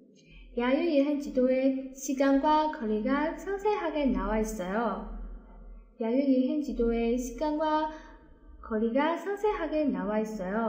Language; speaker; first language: Korean; non-native, fluent; Chinese